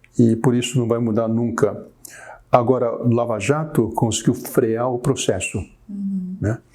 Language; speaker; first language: Portuguese; early bilingual, other home language; Chinese